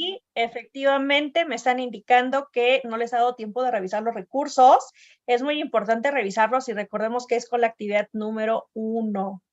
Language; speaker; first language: Spanish; native; Spanish